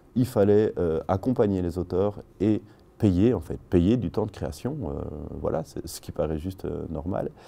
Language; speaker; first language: French; native; French